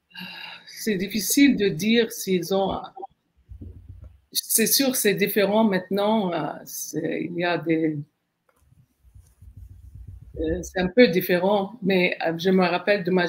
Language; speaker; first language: French; non-native, fluent; Arabic